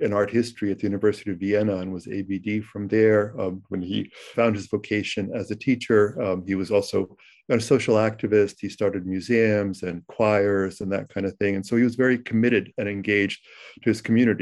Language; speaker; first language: English; early bilingual, other home language; Ukrainian